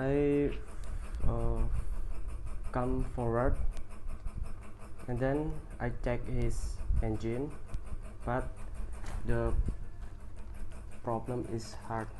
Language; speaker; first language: English; non-native, learner; Indonesian